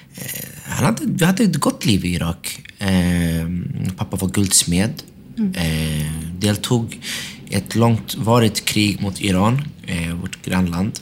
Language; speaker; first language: Swedish; early bilingual, other home language; Arabic